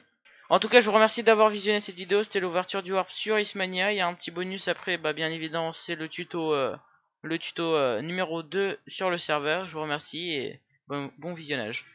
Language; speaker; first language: French; native; French